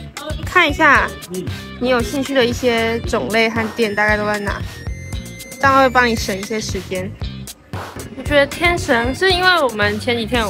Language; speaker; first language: Chinese; native; Chinese